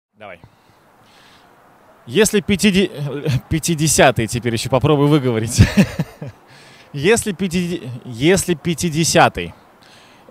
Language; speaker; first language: Russian; native; Russian